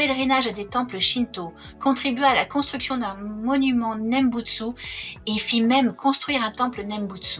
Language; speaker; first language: French; native; French